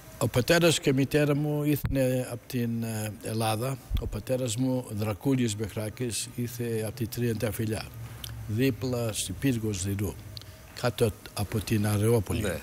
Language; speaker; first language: Greek; early bilingual, heritage; Greek